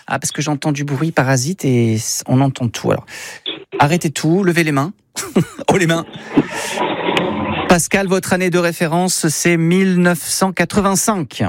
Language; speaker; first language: French; native; French